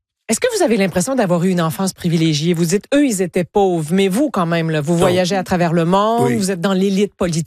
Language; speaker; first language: French; native; French